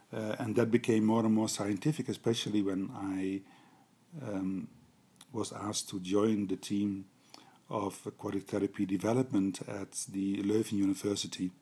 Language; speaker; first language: English; non-native, fluent; Dutch